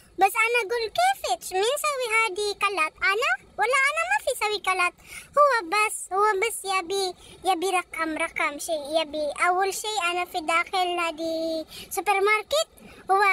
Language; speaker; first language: Arabic; non-native, learner; Filipino